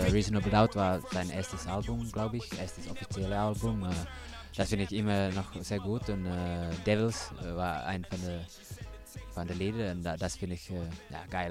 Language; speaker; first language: German; non-native, learner; Finnish